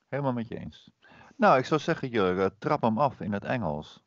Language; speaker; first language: Dutch; native; Dutch